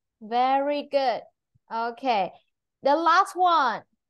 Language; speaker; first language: English; non-native, fluent; Vietnamese